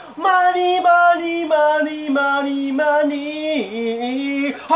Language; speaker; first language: English; non-native, local second language; Chinese